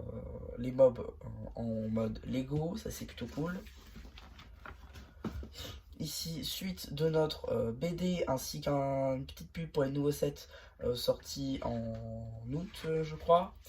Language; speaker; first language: French; native; French